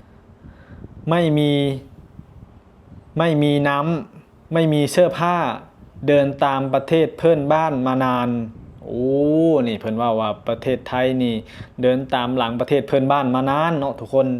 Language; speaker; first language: Thai; non-native, local second language; Northeastern Thai